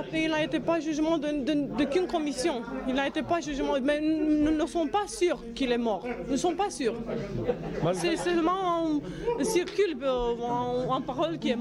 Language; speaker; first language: French; non-native, learner; Romanian